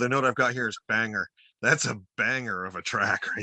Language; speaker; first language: English; native; English